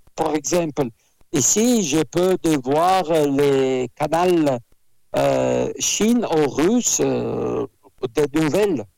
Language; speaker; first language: French; non-native, fluent; Russian